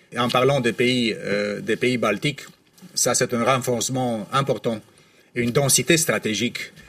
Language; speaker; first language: French; non-native, fluent; Romanian